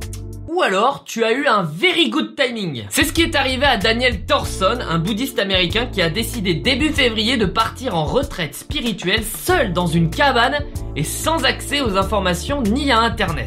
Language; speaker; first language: French; native; French